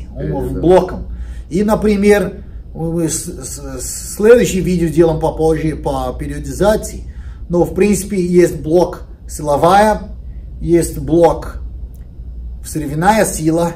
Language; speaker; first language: Russian; non-native, learner; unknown